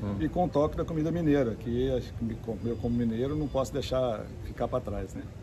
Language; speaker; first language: Portuguese; native; Portuguese